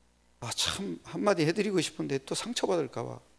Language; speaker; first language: Korean; native; Korean